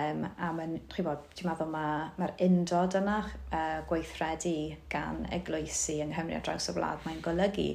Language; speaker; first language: Welsh; native; Welsh